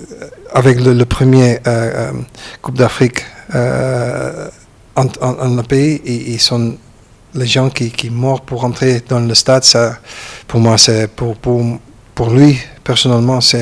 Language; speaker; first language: French; non-native, learner; Dutch